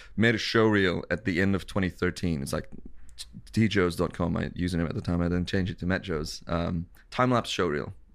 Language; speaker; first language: English; non-native, fluent; Dutch